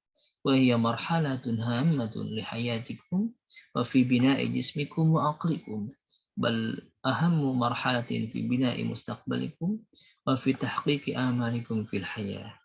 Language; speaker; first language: Arabic; non-native, fluent; Indonesian